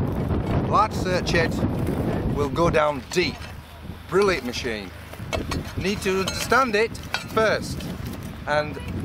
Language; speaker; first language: English; native; English